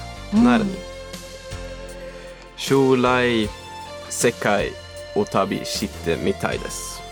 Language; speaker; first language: Japanese; non-native, learner; Swedish